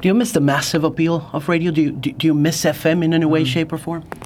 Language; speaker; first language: English; non-native, fluent; Spanish